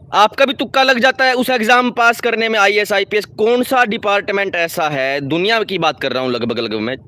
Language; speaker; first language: Hindi; native; Hindi